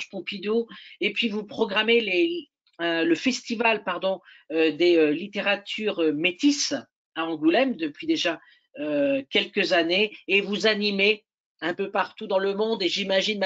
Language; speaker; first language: French; native; French